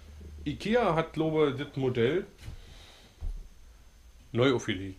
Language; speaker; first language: German; native; German